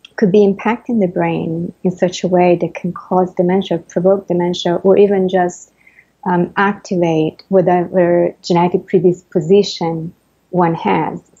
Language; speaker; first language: English; non-native, fluent; Italian